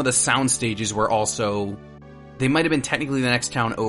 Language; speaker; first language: English; native; English